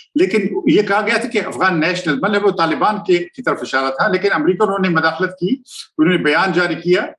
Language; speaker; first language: Urdu; non-native, local second language; Pashto